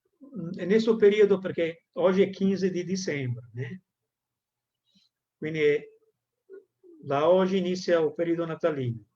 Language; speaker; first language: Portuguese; non-native, fluent; Italian